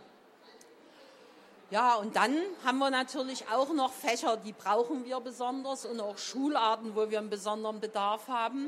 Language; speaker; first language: German; native; German